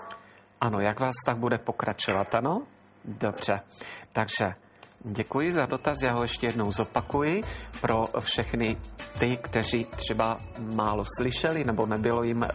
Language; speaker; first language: Czech; native; Czech